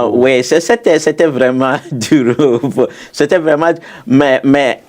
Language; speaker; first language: French; non-native, fluent; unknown